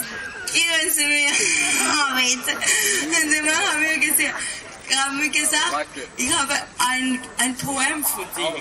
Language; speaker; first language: German; non-native, learner; Spanish